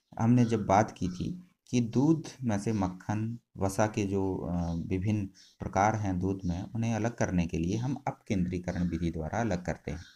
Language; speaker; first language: Hindi; native; Hindi